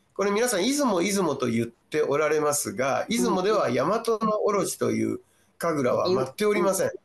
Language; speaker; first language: Japanese; native; Japanese